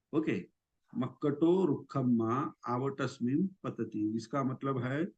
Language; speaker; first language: Hindi; non-native, local second language; Marathi